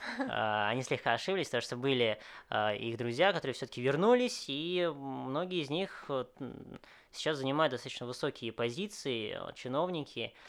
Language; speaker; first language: Russian; early bilingual, other home language; Vietnamese